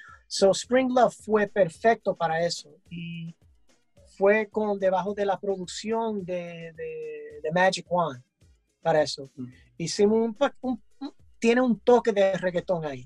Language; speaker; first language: Spanish; early bilingual, heritage; English